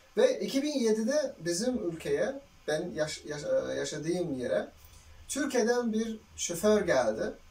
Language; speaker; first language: Turkish; non-native, fluent; Uzbek